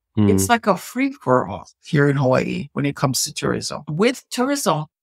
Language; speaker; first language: English; native; English